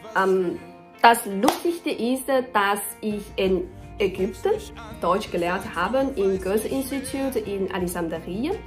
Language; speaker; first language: German; non-native, learner; Chinese